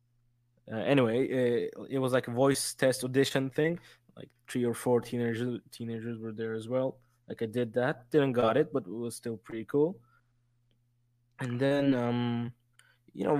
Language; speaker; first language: English; non-native, fluent; Turkish